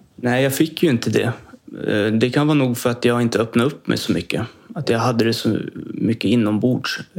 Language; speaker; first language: Swedish; native; Swedish